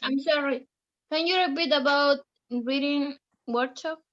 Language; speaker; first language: English; non-native, learner; Spanish